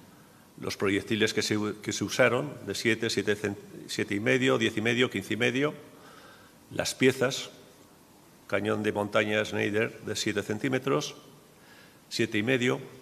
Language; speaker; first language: Spanish; native; Spanish